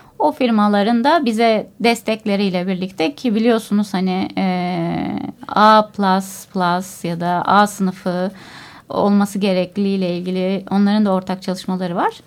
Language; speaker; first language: Turkish; native; Turkish